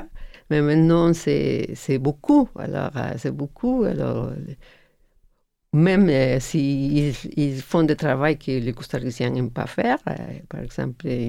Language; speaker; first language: French; non-native, learner; Spanish